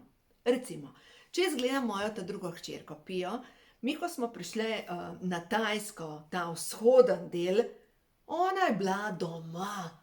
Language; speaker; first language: Slovenian; native; Slovenian